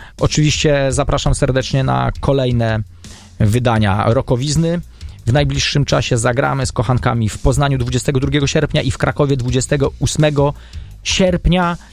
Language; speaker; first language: Polish; native; Polish